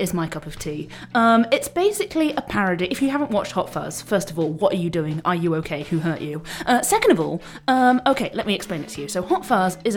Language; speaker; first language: English; native; English